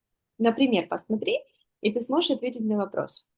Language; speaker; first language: Russian; native; Russian